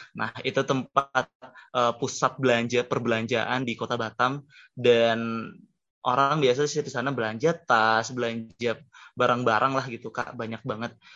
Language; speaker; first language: Indonesian; native; Indonesian